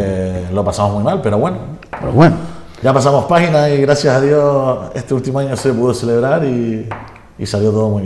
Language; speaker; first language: Spanish; native; Spanish